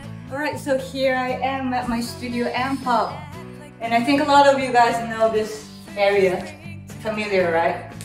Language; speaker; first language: English; non-native, fluent; Japanese